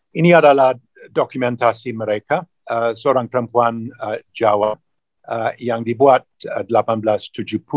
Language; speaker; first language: Indonesian; non-native, fluent; English